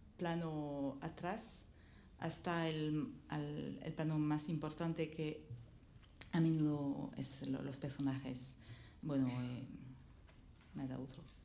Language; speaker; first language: Spanish; non-native, learner; French